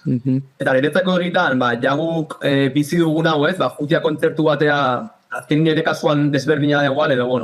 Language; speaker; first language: Basque; native; Basque